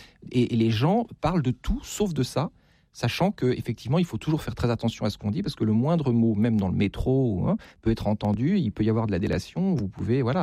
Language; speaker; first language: French; native; French